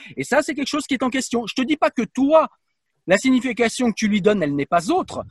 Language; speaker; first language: French; native; French